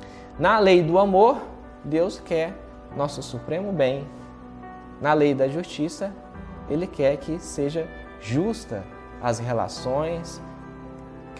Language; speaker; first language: Portuguese; native; Portuguese